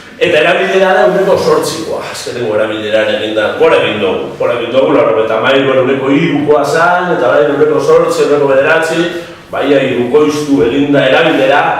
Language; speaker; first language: Basque; native; Basque